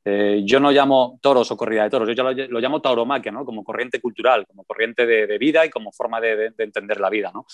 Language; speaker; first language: Spanish; native; Spanish